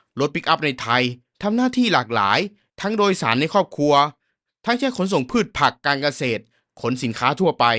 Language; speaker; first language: Thai; native; Thai